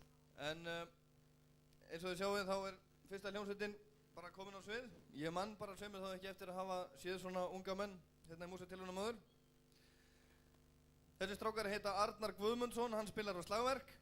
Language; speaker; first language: Icelandic; native; Icelandic